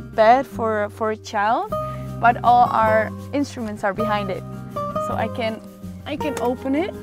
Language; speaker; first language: English; non-native, fluent; Dutch